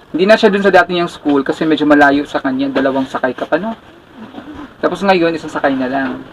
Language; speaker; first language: Filipino; non-native, local second language; Cebuano